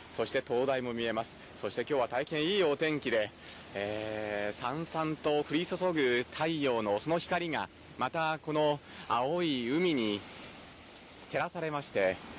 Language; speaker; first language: Japanese; native; Japanese